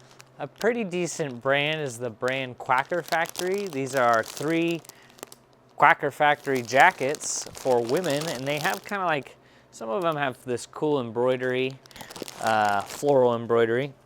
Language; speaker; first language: English; native; English